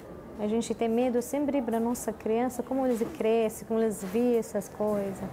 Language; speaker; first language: Portuguese; non-native, learner; Arabic